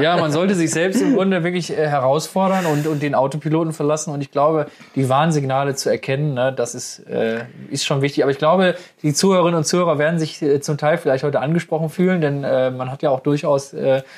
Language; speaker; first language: German; native; German